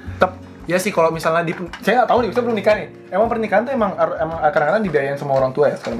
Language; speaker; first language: Indonesian; native; Indonesian